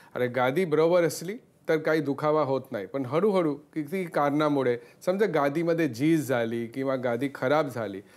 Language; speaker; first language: Marathi; non-native, local second language; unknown